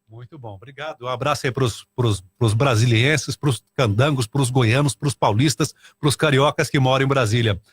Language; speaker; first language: Portuguese; native; Portuguese